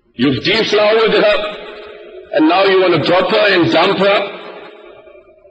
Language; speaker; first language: English; native; English